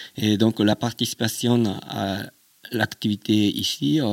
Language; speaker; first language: French; non-native, fluent; Japanese